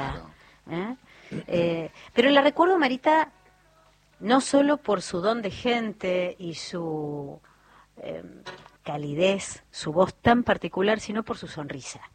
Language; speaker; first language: Spanish; native; Spanish